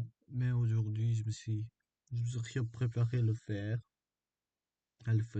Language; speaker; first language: French; non-native, learner; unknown